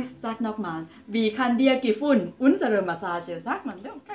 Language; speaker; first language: German; non-native, learner; Thai